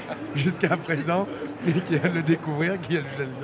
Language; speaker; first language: French; native; French